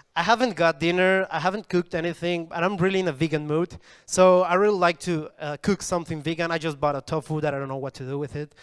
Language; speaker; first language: English; non-native, fluent; Spanish